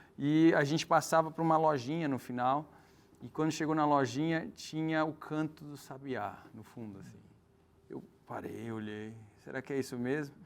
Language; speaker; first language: Portuguese; native; Portuguese